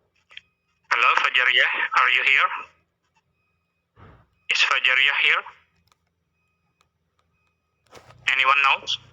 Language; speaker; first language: English; non-native, fluent; Indonesian